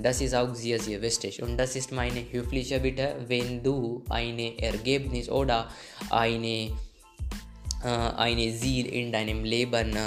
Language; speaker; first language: German; non-native, learner; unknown